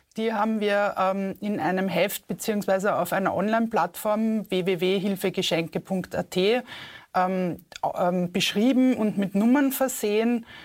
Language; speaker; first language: German; native; German